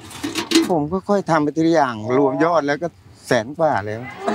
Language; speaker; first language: Thai; native; Thai